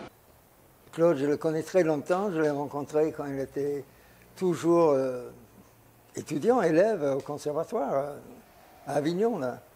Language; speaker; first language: French; non-native, fluent; English